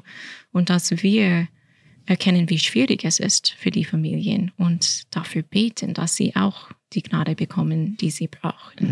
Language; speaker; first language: German; non-native, fluent; English